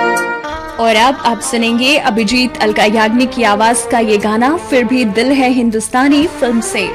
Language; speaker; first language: Hindi; native; Hindi